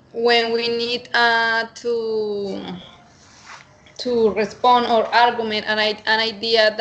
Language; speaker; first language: English; non-native, learner; Spanish